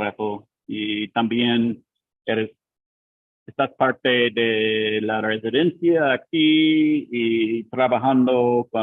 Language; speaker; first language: Spanish; non-native, learner; English